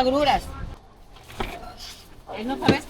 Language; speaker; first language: Spanish; native; Spanish